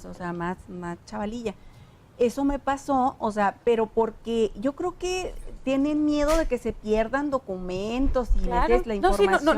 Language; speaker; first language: Spanish; native; Spanish